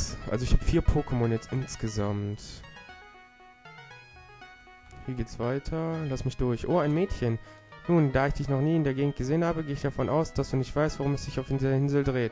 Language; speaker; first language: German; native; German